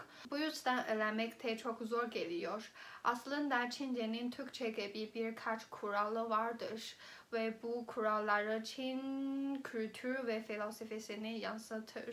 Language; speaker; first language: Turkish; non-native, learner; Chinese